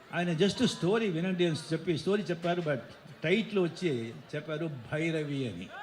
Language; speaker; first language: Telugu; non-native, fluent; Marathi